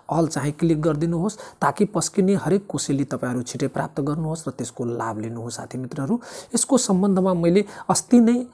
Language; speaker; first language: Nepali; native; Nepali